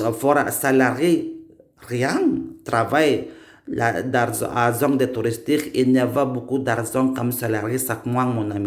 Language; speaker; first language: French; non-native, learner; Indonesian